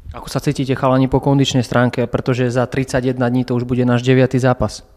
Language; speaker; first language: Slovak; native; Slovak